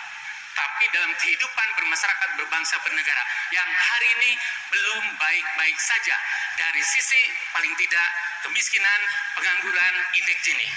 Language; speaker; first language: Indonesian; non-native, local second language; Sundanese